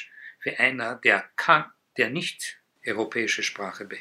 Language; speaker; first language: German; non-native, fluent; Hebrew